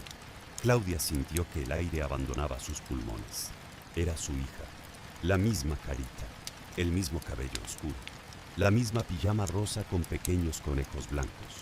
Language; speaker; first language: Spanish; native; Spanish